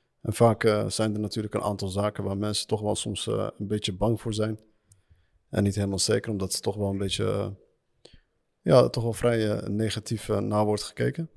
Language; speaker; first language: Dutch; early bilingual, other home language; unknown